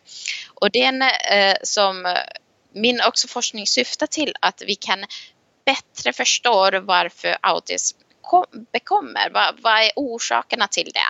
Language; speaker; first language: Swedish; non-native, local second language; Finnish